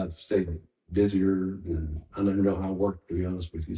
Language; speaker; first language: English; native; English